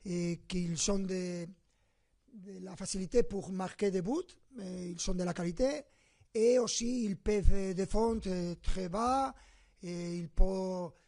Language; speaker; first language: French; non-native, fluent; Spanish